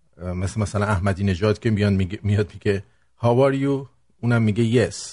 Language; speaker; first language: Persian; native; Persian